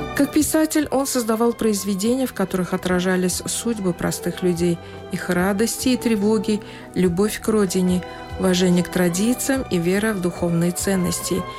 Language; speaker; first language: Russian; non-native, local second language; Tajik